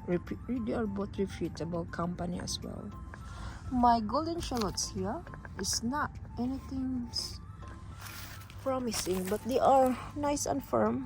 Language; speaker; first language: English; non-native, fluent; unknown